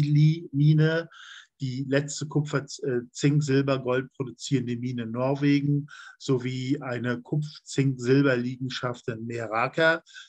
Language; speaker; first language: German; native; German